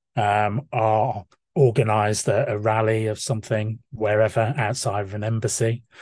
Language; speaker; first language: English; native; English